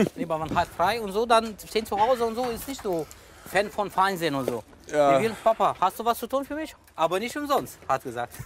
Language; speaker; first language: German; non-native, fluent; Polish